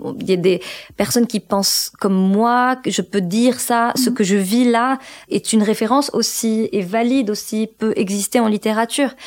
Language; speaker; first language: French; non-native, local second language; Arabic